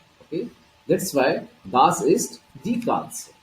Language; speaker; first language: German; non-native, learner; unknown